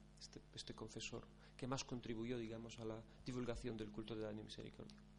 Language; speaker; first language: Spanish; non-native, fluent; Polish